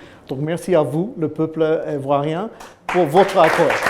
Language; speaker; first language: French; non-native, fluent; English